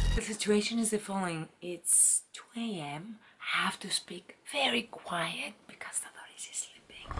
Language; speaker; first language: English; non-native, fluent; Greek